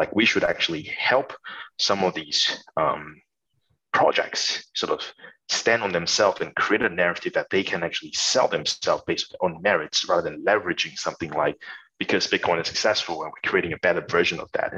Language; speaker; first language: English; non-native, local second language; Chinese